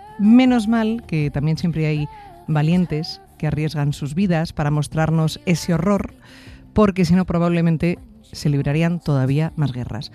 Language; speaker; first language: Spanish; native; Spanish